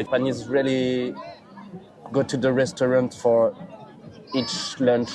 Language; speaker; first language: English; non-native, fluent; French